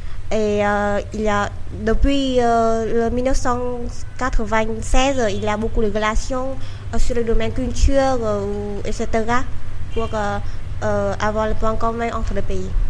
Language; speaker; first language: French; non-native, learner; Vietnamese